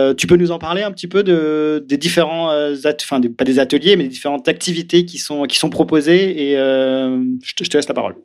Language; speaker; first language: French; native; French